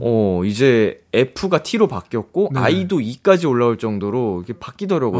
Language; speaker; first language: Korean; native; Korean